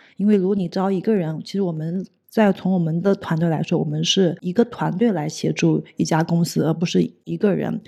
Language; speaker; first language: Chinese; native; Chinese